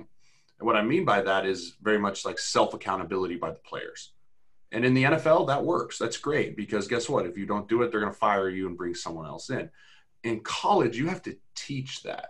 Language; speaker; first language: English; native; English